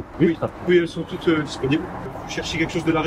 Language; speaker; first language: French; native; French